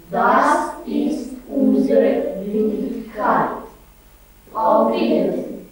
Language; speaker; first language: German; non-native, learner; Serbian